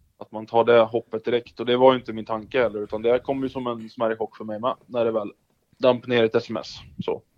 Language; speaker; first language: Swedish; native; Swedish